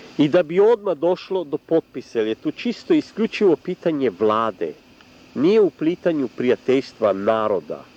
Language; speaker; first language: Serbian; non-native, local second language; Hungarian